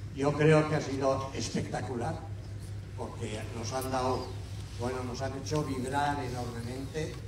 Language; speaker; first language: Spanish; native; Spanish